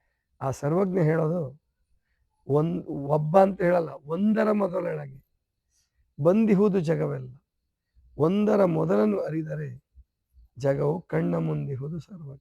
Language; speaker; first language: Kannada; native; Kannada